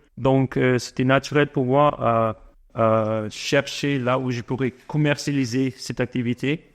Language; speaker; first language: French; non-native, fluent; English